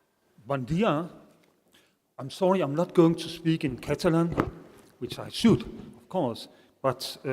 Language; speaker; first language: English; non-native, fluent; Danish